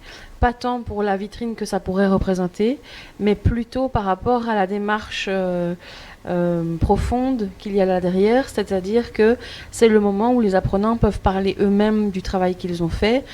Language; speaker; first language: French; native; French